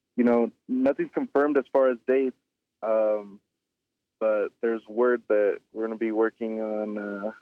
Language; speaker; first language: English; native; English